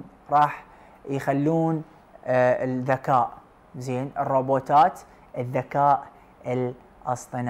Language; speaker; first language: Arabic; native; Arabic